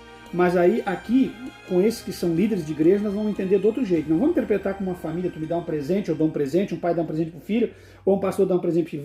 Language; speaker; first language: Portuguese; native; Portuguese